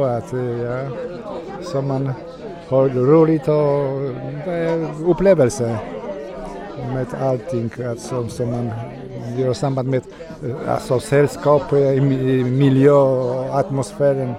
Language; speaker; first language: Swedish; non-native, fluent; Polish